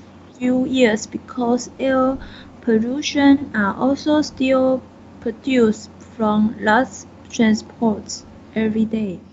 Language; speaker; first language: English; non-native, learner; Chinese